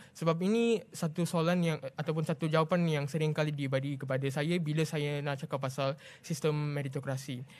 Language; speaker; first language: Malay; non-native, local second language; Tamil